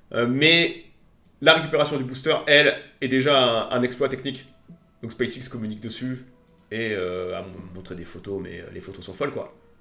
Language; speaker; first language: French; native; French